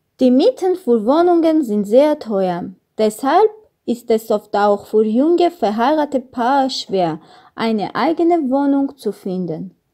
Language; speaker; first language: German; non-native, learner; Armenian